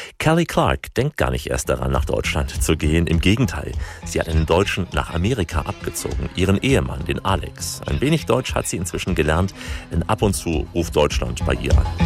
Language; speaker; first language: German; native; German